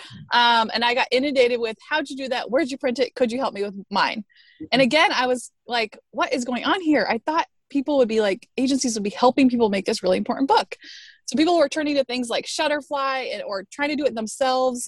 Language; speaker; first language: English; native; English